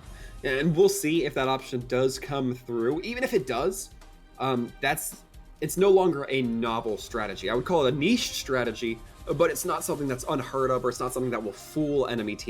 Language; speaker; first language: English; native; English